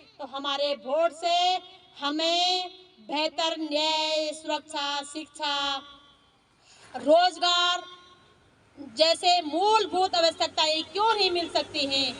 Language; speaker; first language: Hindi; native; Hindi